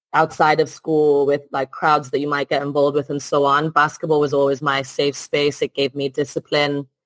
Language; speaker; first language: English; non-native, fluent; Italian